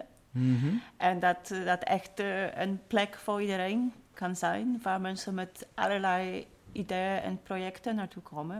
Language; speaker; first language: Dutch; non-native, fluent; Polish